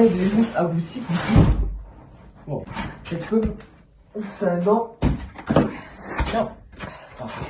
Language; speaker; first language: French; native; French